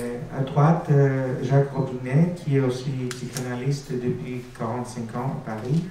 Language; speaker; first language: French; non-native, fluent; Greek